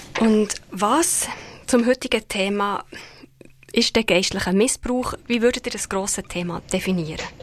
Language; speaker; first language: German; native; German